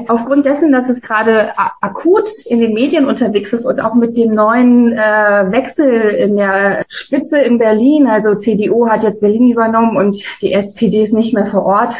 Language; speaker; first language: German; native; German